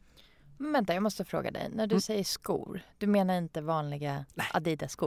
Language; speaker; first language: Swedish; non-native, fluent; Persian